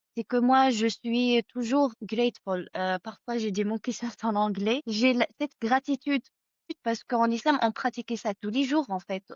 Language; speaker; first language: French; non-native, local second language; Arabic